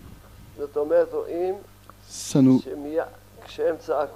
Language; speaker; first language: Hebrew; early bilingual, other home language; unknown